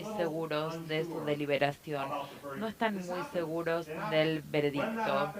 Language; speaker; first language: Spanish; native; Spanish